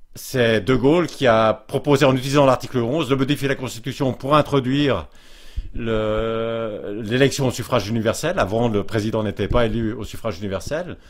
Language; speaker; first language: French; native; French